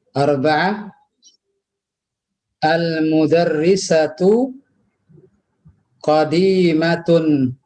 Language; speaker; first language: Arabic; non-native, fluent; Indonesian